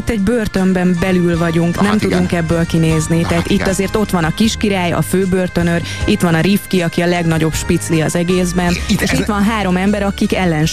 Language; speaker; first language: Hungarian; native; Hungarian